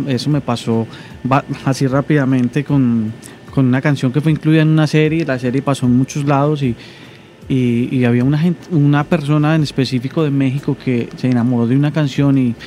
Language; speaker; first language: Spanish; native; Spanish